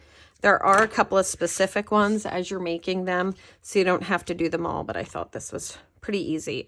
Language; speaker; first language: English; native; English